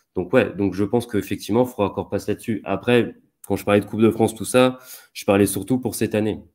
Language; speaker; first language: French; native; French